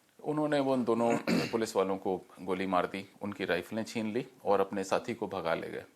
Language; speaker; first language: Hindi; native; Hindi